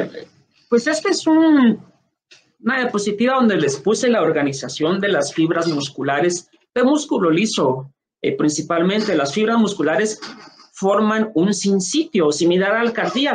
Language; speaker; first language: Spanish; native; Spanish